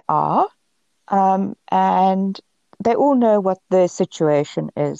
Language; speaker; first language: English; native; English